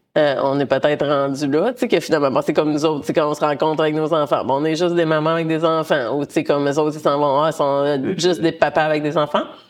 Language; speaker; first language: French; native; French